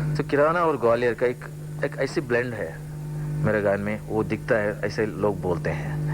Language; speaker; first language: Hindi; non-native, local second language; Kannada